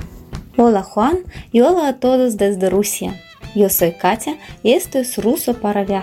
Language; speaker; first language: Spanish; non-native, fluent; Russian